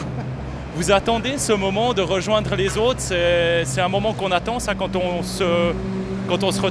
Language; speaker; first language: French; native; French